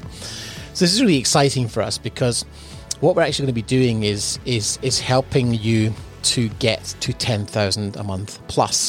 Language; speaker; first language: English; native; English